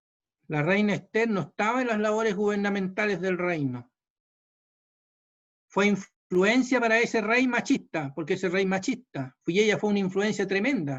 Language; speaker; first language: Spanish; native; Spanish